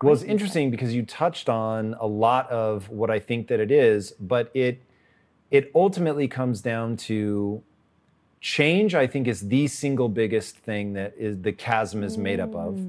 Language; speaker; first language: English; native; English